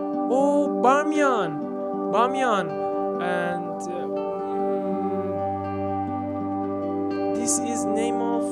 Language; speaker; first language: English; non-native, learner; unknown